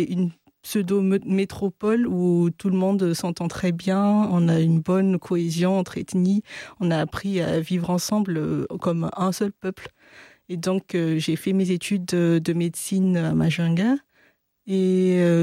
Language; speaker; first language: French; non-native, local second language; Malagasy